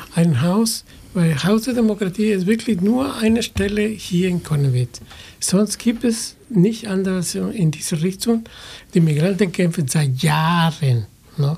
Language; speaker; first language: German; non-native, fluent; Spanish